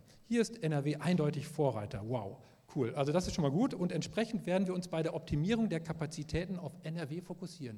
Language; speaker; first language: German; native; German